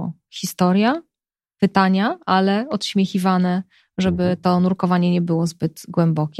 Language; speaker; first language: Polish; native; Polish